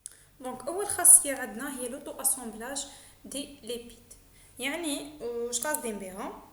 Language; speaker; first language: Arabic; native; Arabic